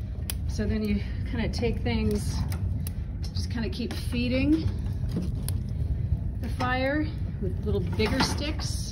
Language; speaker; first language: English; native; English